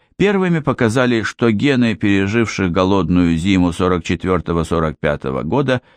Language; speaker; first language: Russian; native; Russian